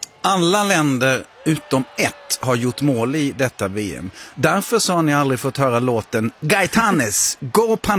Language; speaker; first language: Swedish; native; Swedish